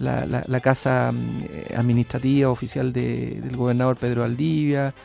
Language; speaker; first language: Spanish; native; Spanish